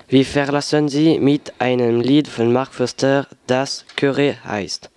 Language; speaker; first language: German; non-native, learner; French